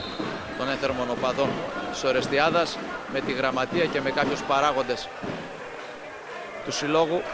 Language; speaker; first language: Greek; native; Greek